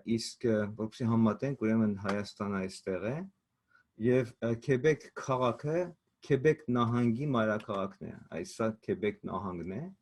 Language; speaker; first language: Armenian; native; Armenian